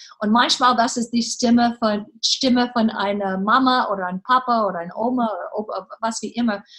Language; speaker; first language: German; non-native, learner; English